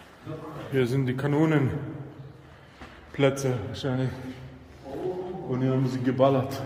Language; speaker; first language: German; early bilingual, other home language; Bosnian